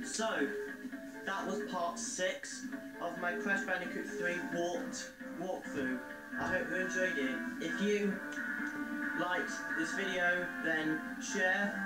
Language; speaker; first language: English; native; English